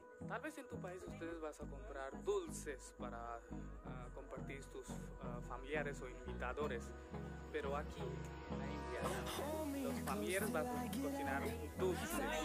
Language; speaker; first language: Spanish; non-native, learner; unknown